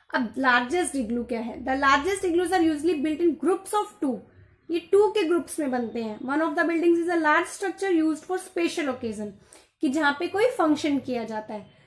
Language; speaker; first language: Hindi; non-native, local second language; Gujarati